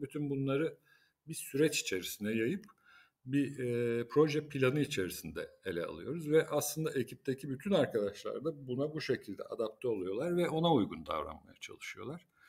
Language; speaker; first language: Turkish; native; Turkish